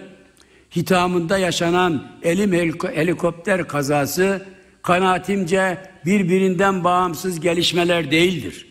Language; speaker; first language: Turkish; native; Turkish